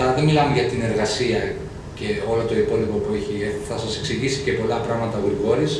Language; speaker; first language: Greek; native; Greek